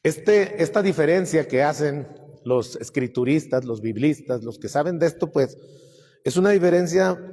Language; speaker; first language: Spanish; native; Spanish